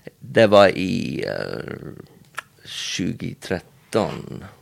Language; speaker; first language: Swedish; non-native, learner; English